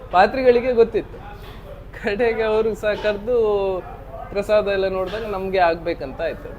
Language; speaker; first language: Kannada; native; Kannada